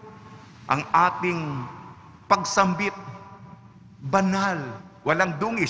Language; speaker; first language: Filipino; native; Filipino